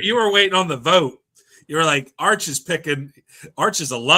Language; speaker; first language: English; native; English